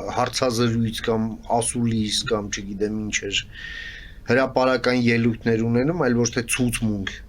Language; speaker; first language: Armenian; native; Armenian